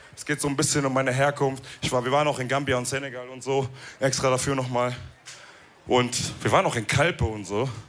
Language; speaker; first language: German; early bilingual, other home language; Wolof